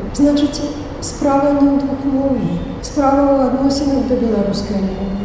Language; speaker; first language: Belarusian; native; Belarusian